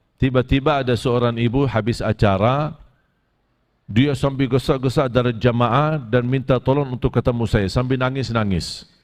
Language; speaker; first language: Malay; non-native, fluent; Arabic